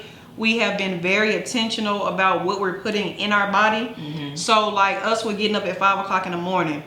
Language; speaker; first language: English; native; English